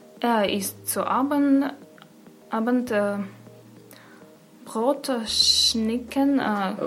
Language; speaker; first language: German; non-native, learner; Russian